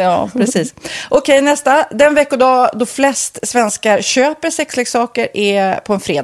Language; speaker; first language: Swedish; native; Swedish